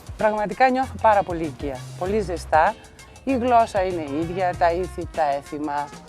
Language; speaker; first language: Greek; native; Greek